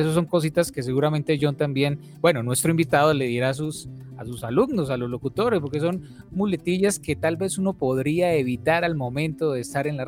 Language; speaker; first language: Spanish; native; Spanish